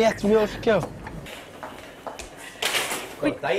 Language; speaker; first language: Icelandic; non-native, learner; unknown